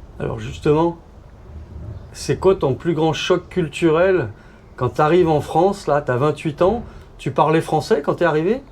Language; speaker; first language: French; native; French